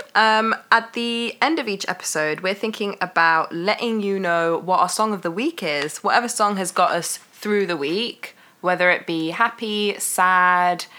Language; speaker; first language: English; native; English